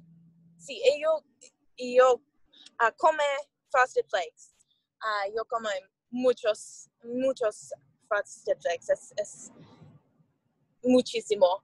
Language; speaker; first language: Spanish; non-native, learner; English